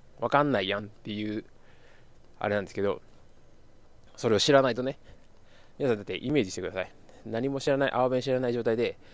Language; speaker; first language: Japanese; native; Japanese